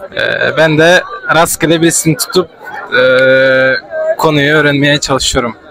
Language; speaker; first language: Turkish; non-native, fluent; Kyrgyz